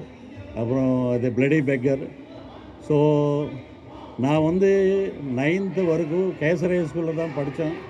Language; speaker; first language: Tamil; non-native, local second language; Telugu